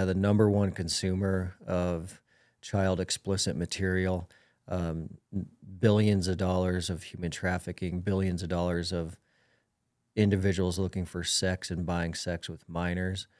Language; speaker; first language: English; native; English